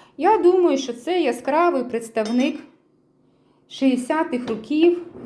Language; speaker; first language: Ukrainian; non-native, local second language; Russian